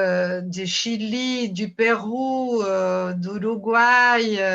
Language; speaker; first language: French; non-native, fluent; Portuguese